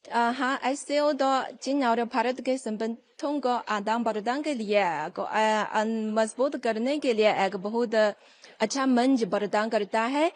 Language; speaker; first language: Hindi; non-native, fluent; Chinese